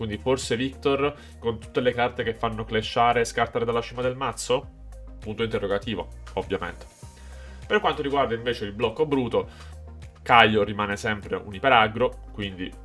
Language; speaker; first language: Italian; native; Italian